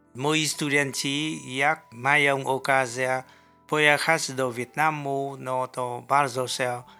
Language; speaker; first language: Polish; non-native, fluent; Vietnamese